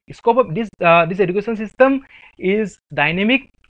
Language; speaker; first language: English; non-native, local second language; Assamese